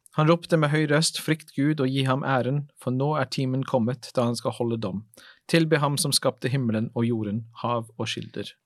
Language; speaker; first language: Norwegian; non-native, fluent; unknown